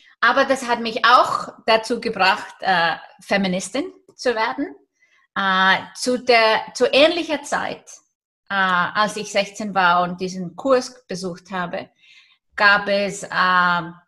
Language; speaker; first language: German; non-native, fluent; Icelandic